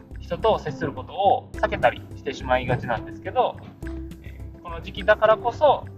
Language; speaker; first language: Japanese; native; Japanese